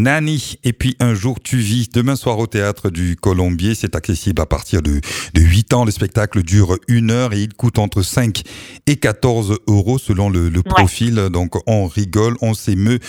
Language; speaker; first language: French; native; French